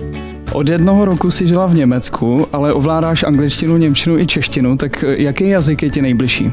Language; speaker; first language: Czech; native; Czech